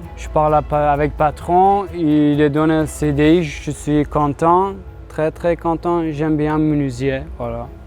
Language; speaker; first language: French; non-native, learner; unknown